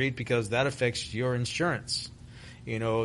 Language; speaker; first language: English; early bilingual, other home language; Spanish